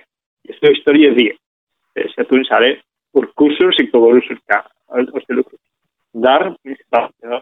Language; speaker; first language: Romanian; non-native, fluent; Spanish